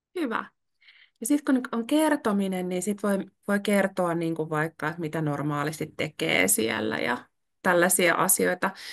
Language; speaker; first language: Finnish; native; Finnish